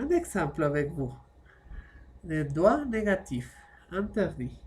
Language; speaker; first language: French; non-native, fluent; Spanish